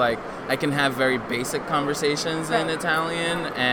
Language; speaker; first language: English; early bilingual, other home language; Spanish